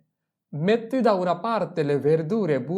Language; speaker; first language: Italian; non-native, fluent; Bangla